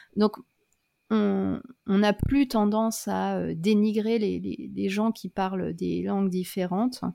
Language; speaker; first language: French; native; French